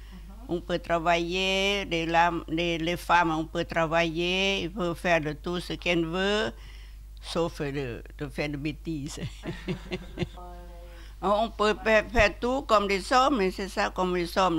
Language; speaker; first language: French; non-native, learner; Lao